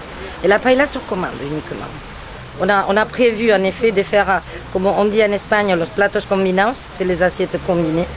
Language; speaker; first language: French; non-native, fluent; Spanish